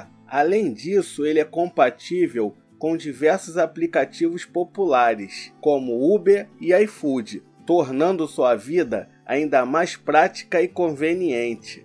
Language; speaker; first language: Portuguese; native; Portuguese